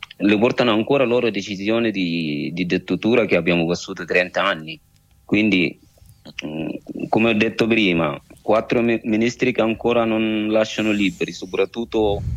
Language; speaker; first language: Italian; non-native, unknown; Arabic